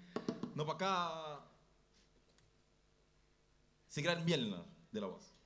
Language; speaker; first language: Russian; early bilingual, heritage; Russian